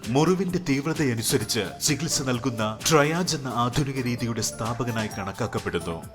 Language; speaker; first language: Malayalam; native; Malayalam